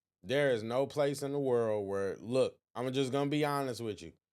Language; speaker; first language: English; native; English